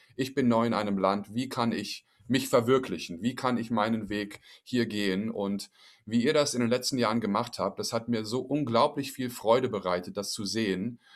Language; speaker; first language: German; native; German